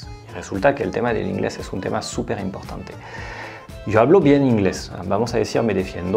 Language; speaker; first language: Spanish; non-native, fluent; French